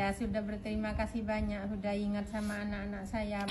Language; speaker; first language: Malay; non-native, learner; Indonesian